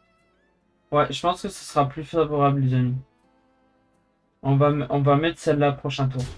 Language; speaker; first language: French; native; French